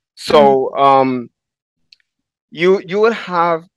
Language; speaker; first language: English; non-native, fluent; Haitian Creole